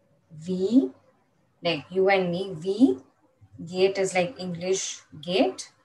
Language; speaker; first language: English; non-native, local second language; Marathi